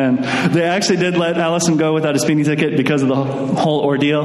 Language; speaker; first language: English; native; English